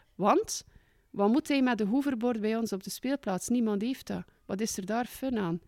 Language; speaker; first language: Dutch; native; Dutch